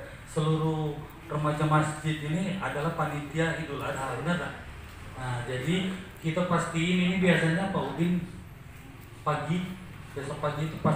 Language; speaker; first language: Indonesian; native; Indonesian